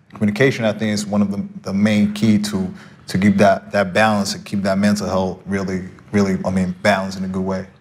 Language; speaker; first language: English; non-native, fluent; Spanish